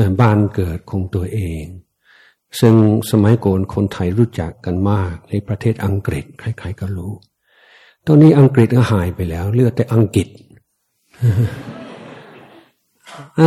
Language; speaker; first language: Thai; non-native, fluent; English